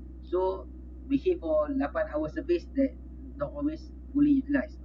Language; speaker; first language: English; non-native, local second language; Malay